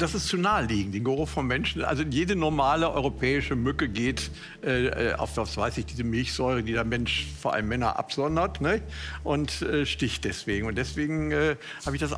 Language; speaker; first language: German; native; German